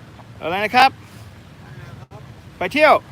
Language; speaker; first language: Thai; non-native, learner; English